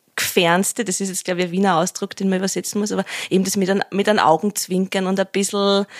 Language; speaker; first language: German; native; German